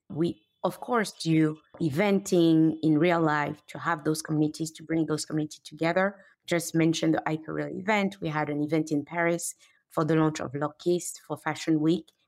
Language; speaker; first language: English; non-native, fluent; French